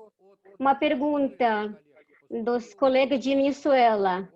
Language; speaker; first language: Portuguese; non-native, fluent; Russian